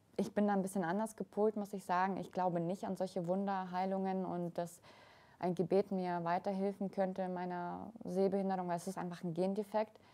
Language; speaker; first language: German; early bilingual, other home language; Russian